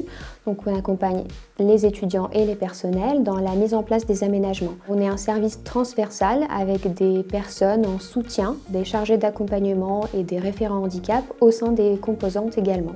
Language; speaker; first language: French; native; French